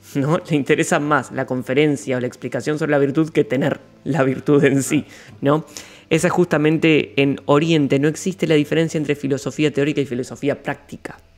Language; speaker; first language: Spanish; native; Spanish